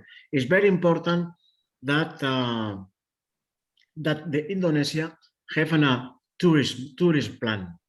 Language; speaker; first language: English; non-native, learner; Spanish